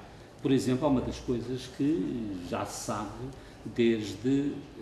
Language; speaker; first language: Portuguese; native; Portuguese